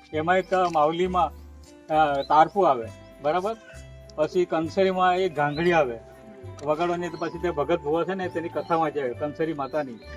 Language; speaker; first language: Gujarati; non-native, local second language; Kukna